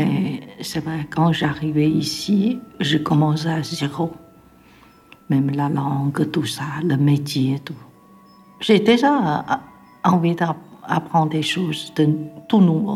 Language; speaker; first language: French; non-native, learner; Chinese